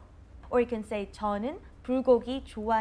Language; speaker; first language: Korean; non-native, fluent; English